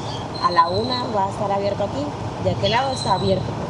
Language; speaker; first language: Spanish; native; Spanish